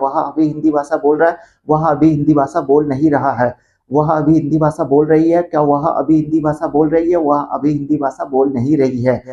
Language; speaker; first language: Hindi; non-native, local second language; Odia